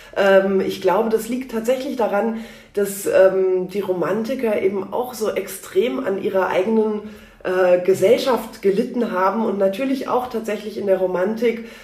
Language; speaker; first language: German; native; German